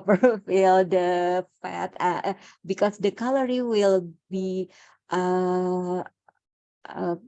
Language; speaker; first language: English; non-native, learner; Indonesian